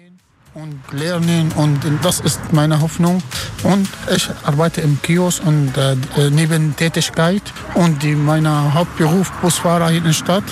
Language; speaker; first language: German; non-native, learner; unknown